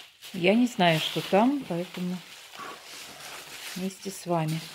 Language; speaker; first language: Russian; native; Russian